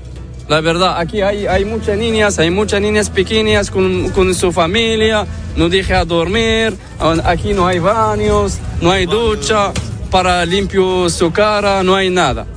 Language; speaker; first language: Spanish; non-native, learner; Arabic